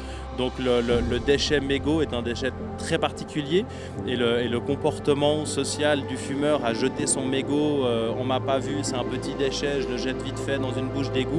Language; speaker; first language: French; native; French